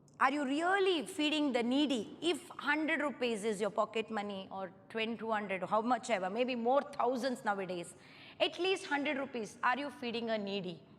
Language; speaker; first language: English; non-native, local second language; Kannada